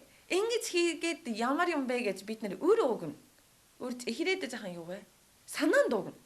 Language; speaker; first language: Mongolian; non-native, learner; Japanese